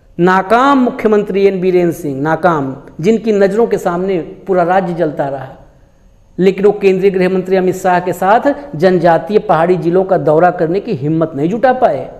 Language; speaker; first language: Hindi; native; Hindi